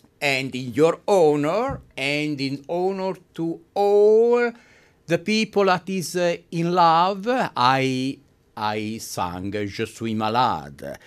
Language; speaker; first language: English; non-native, fluent; Italian